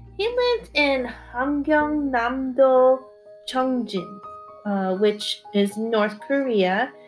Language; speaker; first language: English; early bilingual, other home language; Korean